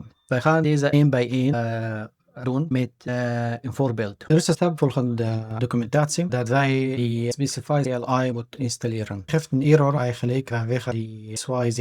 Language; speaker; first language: Dutch; non-native, fluent; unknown